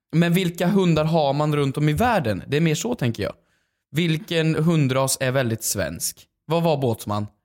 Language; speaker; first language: Swedish; native; Swedish